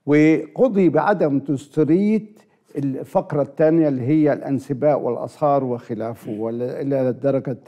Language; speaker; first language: Arabic; native; Arabic